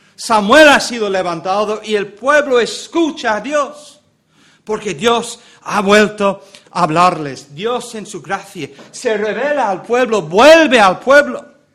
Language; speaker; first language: Spanish; non-native, fluent; English